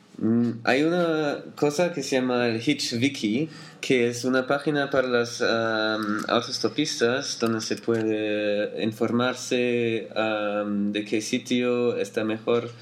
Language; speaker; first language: Spanish; non-native, learner; German